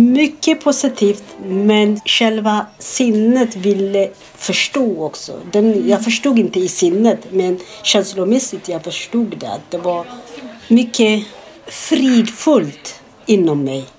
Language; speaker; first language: Swedish; non-native, fluent; Amharic